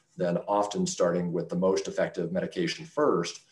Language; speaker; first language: English; native; English